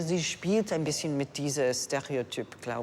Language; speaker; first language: German; non-native, learner; English